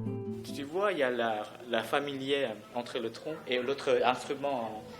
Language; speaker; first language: French; non-native, learner; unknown